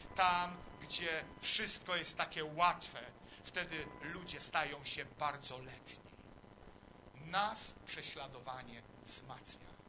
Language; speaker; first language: Polish; native; Polish